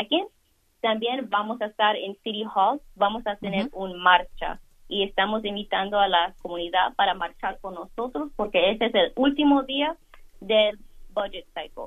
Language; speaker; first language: Spanish; early bilingual, heritage; Spanish